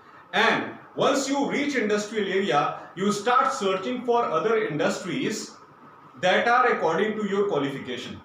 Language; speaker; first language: English; non-native, local second language; Hindi